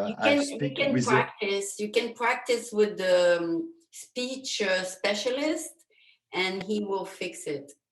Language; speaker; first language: English; non-native, fluent; French